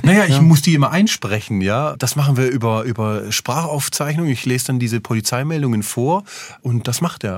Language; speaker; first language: German; native; German